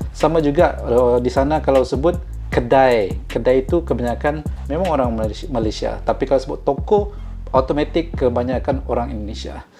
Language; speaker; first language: Malay; native; Malay